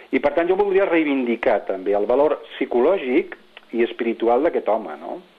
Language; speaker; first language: Catalan; non-native, local second language; Spanish